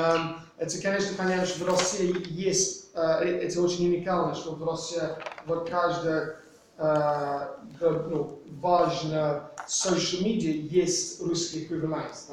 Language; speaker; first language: Russian; non-native, fluent; English